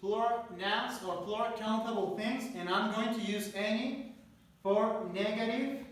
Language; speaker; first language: English; non-native, fluent; Spanish